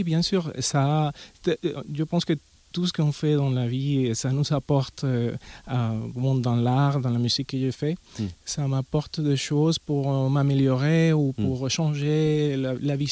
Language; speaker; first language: French; non-native, fluent; Spanish